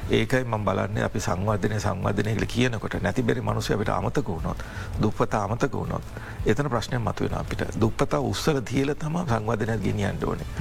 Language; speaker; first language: Sinhala; non-native, local second language; Tamil